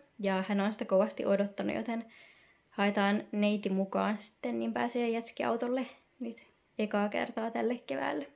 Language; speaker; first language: Finnish; native; Finnish